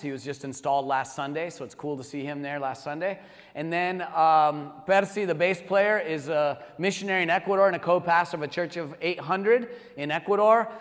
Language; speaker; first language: English; early bilingual, heritage; English